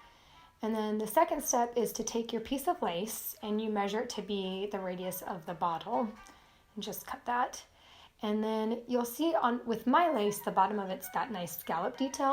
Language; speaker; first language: English; native; English